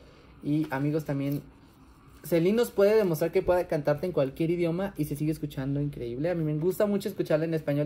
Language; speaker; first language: Spanish; native; Spanish